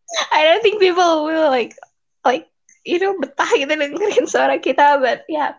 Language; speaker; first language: English; non-native, fluent; Indonesian